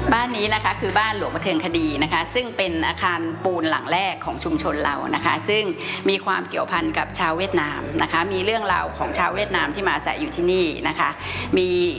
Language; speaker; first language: Thai; native; Thai